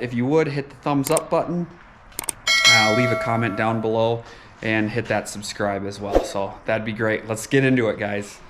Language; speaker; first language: English; native; English